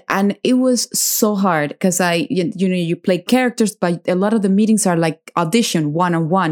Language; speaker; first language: English; non-native, fluent; Spanish